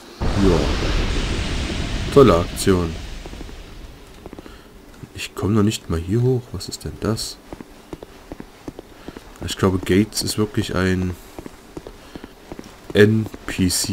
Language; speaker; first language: German; native; German